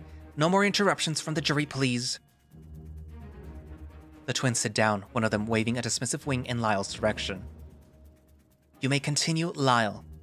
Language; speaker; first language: English; native; English